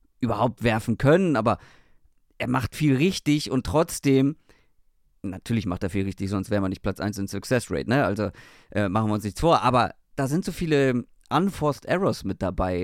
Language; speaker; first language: German; native; German